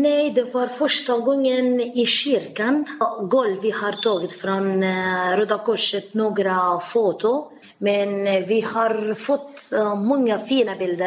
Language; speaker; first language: Swedish; non-native, learner; Arabic